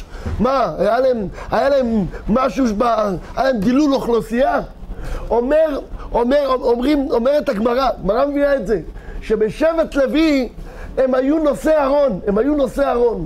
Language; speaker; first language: Hebrew; native; Hebrew